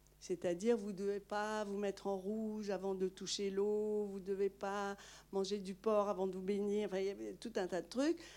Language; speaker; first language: French; non-native, local second language; Malagasy